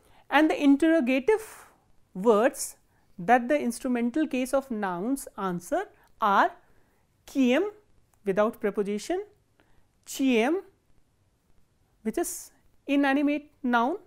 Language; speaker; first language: English; non-native, local second language; Hindi